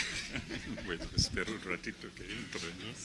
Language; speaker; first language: Spanish; non-native, fluent; English